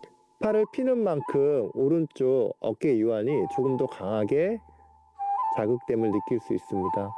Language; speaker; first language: Korean; native; Korean